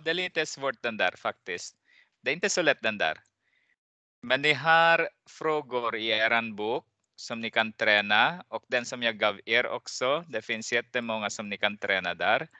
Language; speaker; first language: Swedish; non-native, fluent; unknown